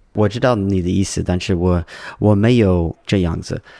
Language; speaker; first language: Chinese; non-native, learner; English